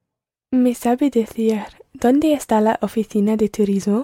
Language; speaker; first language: Spanish; non-native, learner; English